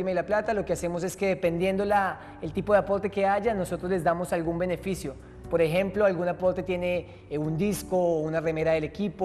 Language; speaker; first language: Spanish; native; Spanish